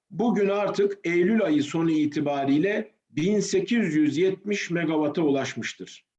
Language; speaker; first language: Turkish; native; Turkish